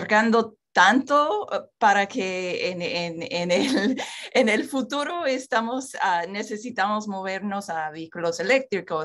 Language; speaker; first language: Spanish; non-native, fluent; English